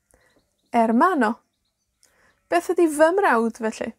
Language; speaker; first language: Welsh; native; Welsh